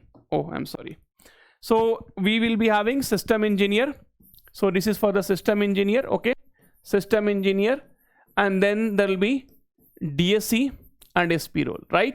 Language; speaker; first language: English; non-native, local second language; Hindi